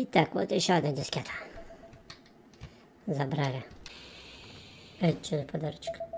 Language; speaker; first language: Russian; native; Russian